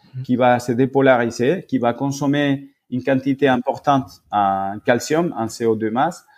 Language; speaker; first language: French; non-native, fluent; Spanish